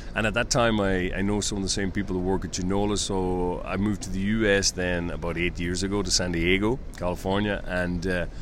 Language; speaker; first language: English; native; English